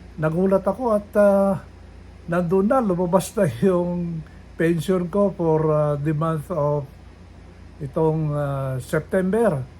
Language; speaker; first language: Filipino; non-native, local second language; Iloko